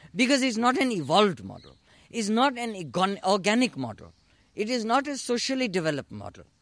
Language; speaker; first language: English; non-native, local second language; Urdu